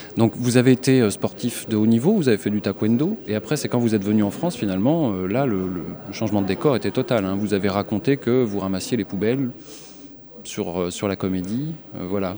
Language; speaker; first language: French; native; French